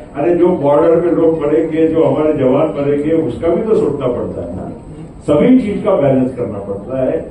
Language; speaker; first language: Hindi; non-native, local second language; Marathi